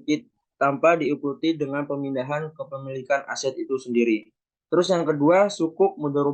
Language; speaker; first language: Indonesian; native; Indonesian